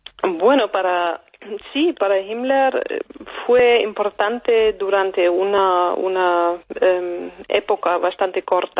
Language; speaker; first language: Spanish; non-native, fluent; German